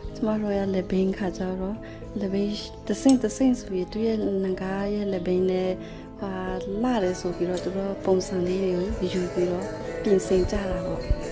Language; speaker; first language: Burmese; non-native, local second language; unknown